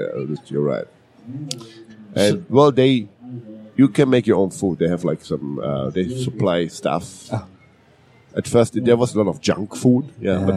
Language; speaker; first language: English; non-native, fluent; German